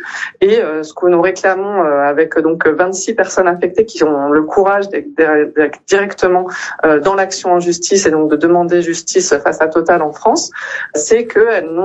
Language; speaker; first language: French; native; French